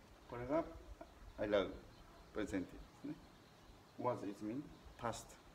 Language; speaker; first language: English; non-native, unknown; Japanese